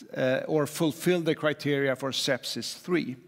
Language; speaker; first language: English; non-native, fluent; Swedish